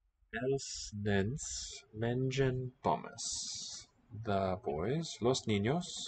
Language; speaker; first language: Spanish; non-native, learner; English